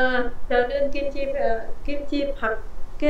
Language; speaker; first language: Korean; non-native, learner; Vietnamese